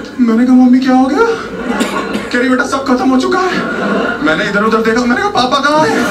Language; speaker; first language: Hindi; native; Hindi